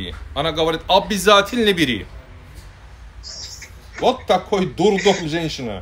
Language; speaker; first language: Russian; non-native, learner; Turkish